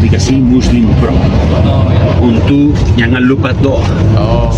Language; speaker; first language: Indonesian; non-native, fluent; Spanish